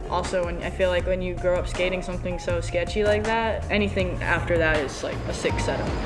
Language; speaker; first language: English; native; English